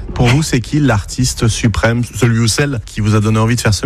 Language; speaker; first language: French; native; French